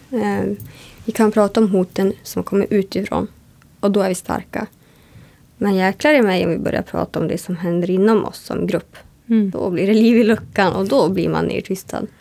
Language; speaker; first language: Swedish; native; Swedish